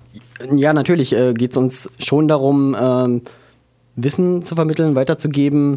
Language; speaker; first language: German; native; German